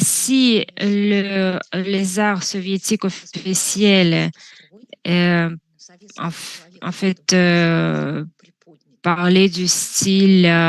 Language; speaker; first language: French; non-native, fluent; Russian